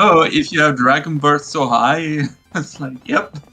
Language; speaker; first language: English; non-native, fluent; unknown